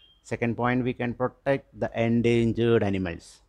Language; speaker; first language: English; non-native, local second language; Malayalam